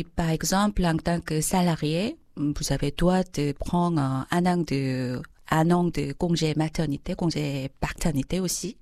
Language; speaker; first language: French; non-native, fluent; Korean